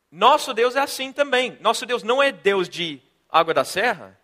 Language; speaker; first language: Portuguese; non-native, fluent; English